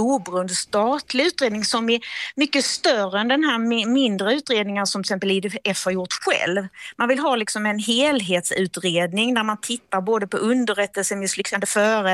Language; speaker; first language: Swedish; native; Swedish